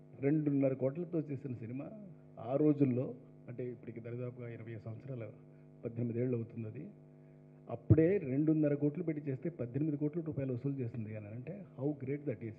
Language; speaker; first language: Telugu; native; Telugu